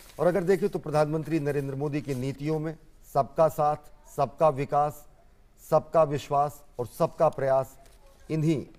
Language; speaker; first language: Hindi; native; Hindi